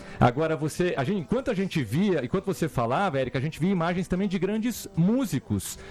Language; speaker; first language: Portuguese; native; Portuguese